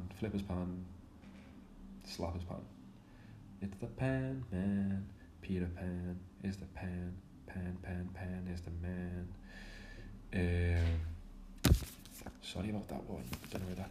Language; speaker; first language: English; native; English